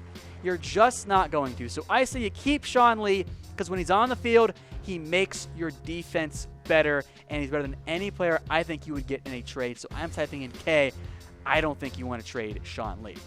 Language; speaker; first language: English; native; English